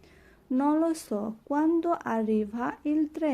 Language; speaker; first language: Italian; non-native, learner; Bangla